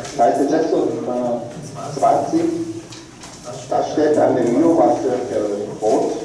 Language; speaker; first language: German; non-native, learner; Korean